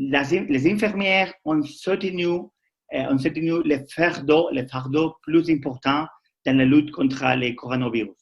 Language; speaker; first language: French; non-native, learner; Spanish